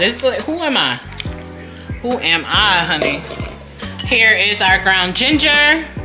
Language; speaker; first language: English; native; English